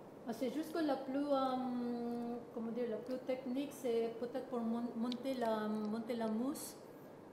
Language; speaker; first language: French; non-native, learner; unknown